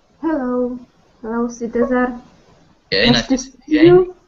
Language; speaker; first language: English; non-native, learner; Russian